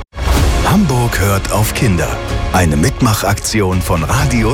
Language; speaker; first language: German; native; German